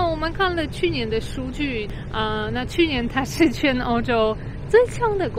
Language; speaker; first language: Chinese; non-native, fluent; Polish